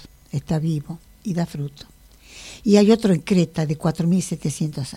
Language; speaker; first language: Spanish; native; Spanish